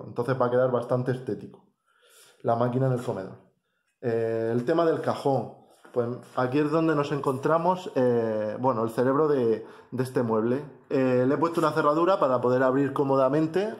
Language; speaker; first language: Spanish; native; Spanish